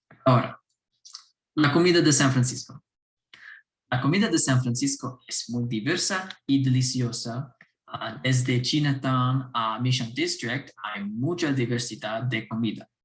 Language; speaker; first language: Spanish; non-native, learner; English